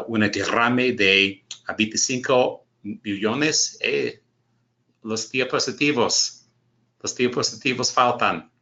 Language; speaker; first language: Spanish; non-native, learner; English